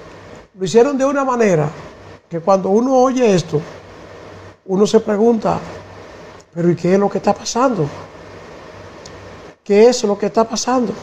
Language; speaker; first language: Spanish; native; Spanish